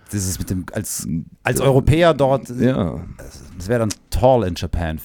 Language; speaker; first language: German; native; German